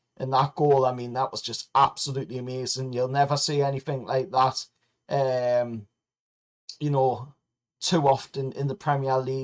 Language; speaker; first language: English; native; English